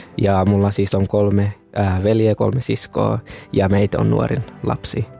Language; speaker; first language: Finnish; early bilingual, other home language; Kinyarwanda